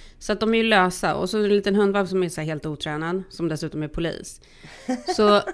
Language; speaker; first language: Swedish; native; Swedish